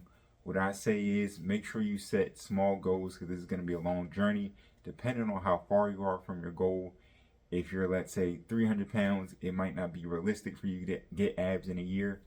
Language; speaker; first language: English; native; English